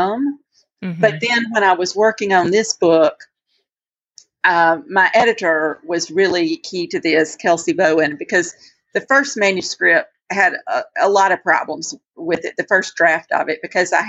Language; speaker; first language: English; native; English